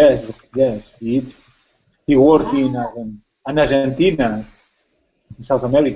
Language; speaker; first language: English; non-native, fluent; Spanish